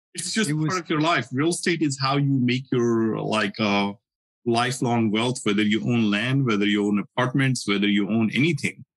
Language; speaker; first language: English; non-native, local second language; Hindi